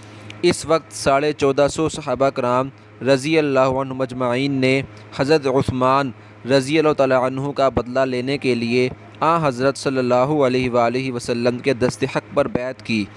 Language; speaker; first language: Urdu; native; Urdu